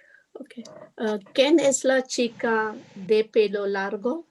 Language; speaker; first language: Spanish; non-native, learner; English